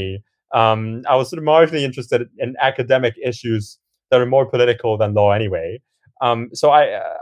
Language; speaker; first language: English; non-native, local second language; Cantonese